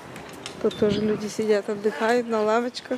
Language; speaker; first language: Russian; native; Russian